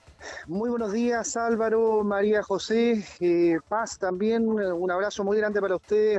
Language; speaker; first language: Spanish; native; Spanish